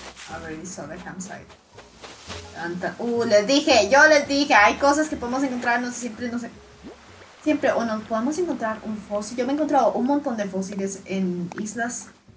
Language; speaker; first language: Spanish; native; Spanish